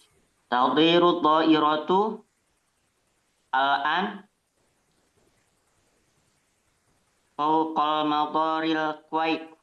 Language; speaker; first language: Arabic; non-native, learner; Indonesian